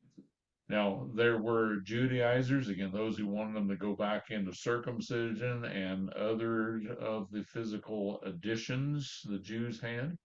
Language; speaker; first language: English; native; English